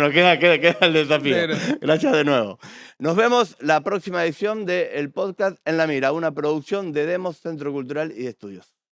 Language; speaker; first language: Spanish; native; Spanish